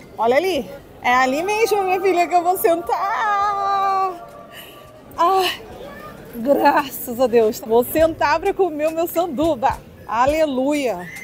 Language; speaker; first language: Portuguese; native; Portuguese